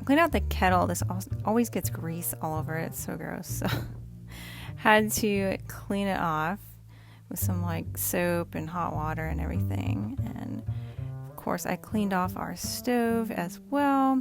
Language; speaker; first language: English; native; English